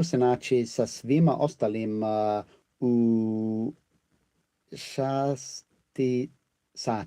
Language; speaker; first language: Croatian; non-native, learner; English